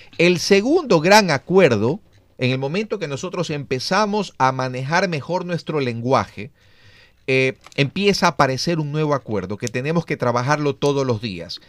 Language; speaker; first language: Spanish; native; Spanish